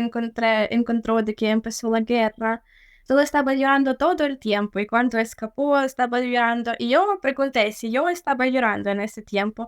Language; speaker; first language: Spanish; non-native, fluent; Ukrainian